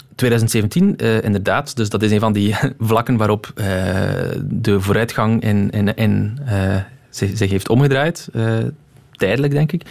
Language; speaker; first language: Dutch; native; Dutch